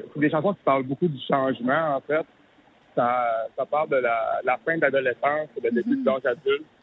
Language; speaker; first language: French; native; French